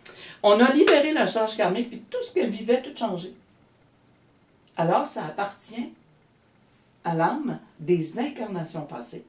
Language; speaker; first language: French; native; French